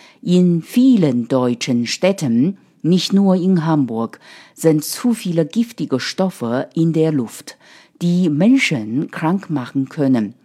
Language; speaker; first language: German; non-native, fluent; Chinese